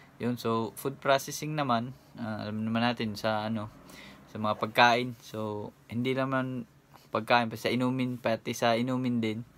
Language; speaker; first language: Filipino; non-native, local second language; Cebuano